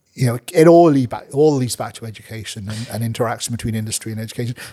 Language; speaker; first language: English; native; English